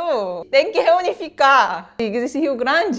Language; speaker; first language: Portuguese; non-native, learner; Korean